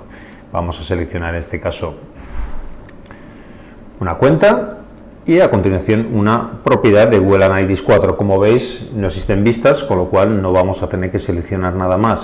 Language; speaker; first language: Spanish; native; Spanish